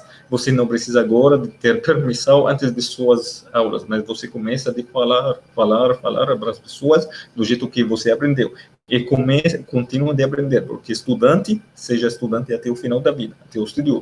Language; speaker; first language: Portuguese; non-native, learner; Arabic